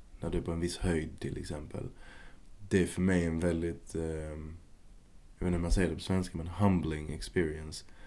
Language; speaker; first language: Swedish; early bilingual, other home language; Arabic